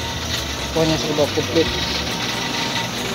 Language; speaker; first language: Indonesian; non-native, local second language; Sundanese